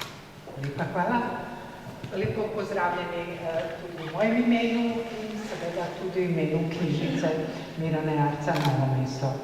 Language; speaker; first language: Slovenian; native; Slovenian